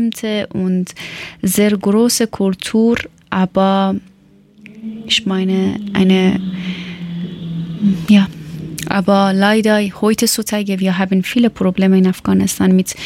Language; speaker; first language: German; non-native, learner; Persian